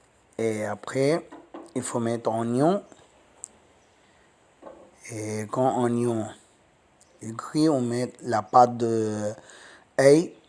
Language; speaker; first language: French; non-native, learner; Tamil